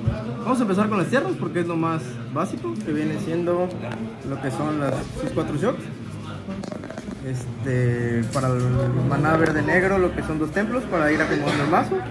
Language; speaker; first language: Spanish; native; Spanish